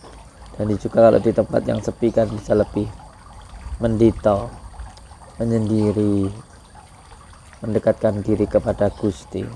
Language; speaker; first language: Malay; non-native, local second language; Javanese